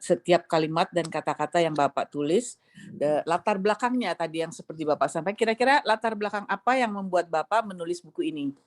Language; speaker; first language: Indonesian; native; Indonesian